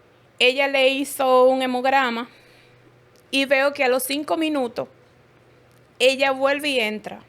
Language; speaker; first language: Spanish; native; Spanish